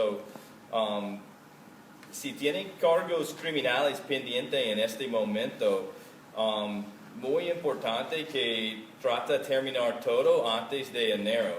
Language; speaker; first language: Spanish; non-native, fluent; English